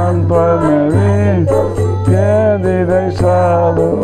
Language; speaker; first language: Italian; non-native, learner; Spanish